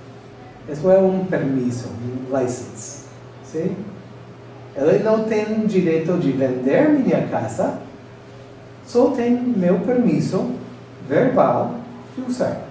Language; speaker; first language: Portuguese; non-native, fluent; English